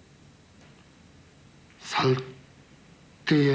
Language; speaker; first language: Korean; early bilingual, heritage; Korean